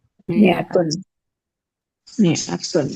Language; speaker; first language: Arabic; non-native, learner; Indonesian